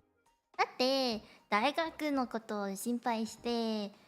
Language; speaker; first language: Japanese; non-native, learner; Cantonese